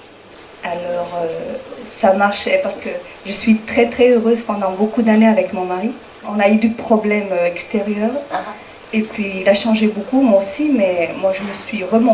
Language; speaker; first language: French; non-native, learner; Spanish